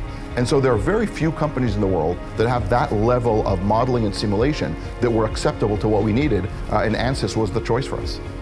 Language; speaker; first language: English; native; English